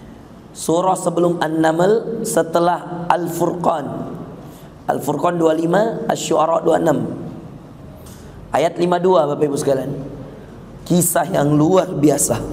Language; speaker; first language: Indonesian; native; Indonesian